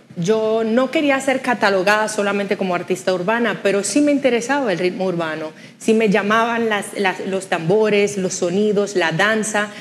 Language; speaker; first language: Spanish; non-native, fluent; Haitian Creole